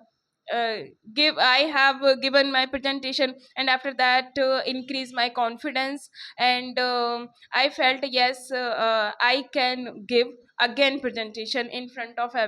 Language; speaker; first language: English; non-native, local second language; Hindi